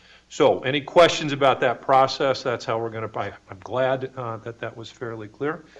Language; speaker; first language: English; native; English